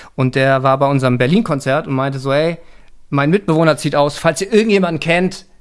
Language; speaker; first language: German; native; German